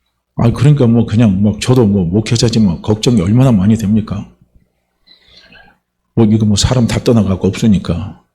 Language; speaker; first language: Korean; native; Korean